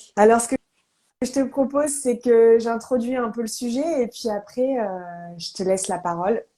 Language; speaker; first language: French; native; French